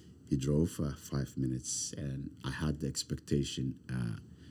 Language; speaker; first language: English; non-native, fluent; Somali